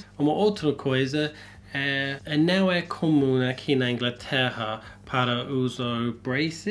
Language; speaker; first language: Portuguese; non-native, learner; English